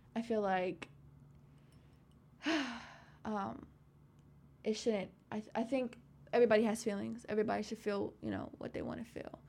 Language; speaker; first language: English; native; English